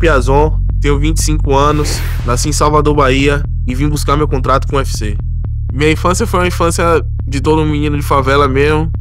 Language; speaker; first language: Portuguese; native; Portuguese